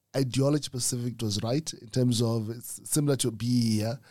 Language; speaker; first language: English; non-native, local second language; Shona